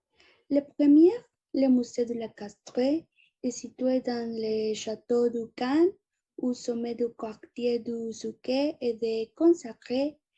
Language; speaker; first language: French; non-native, learner; Spanish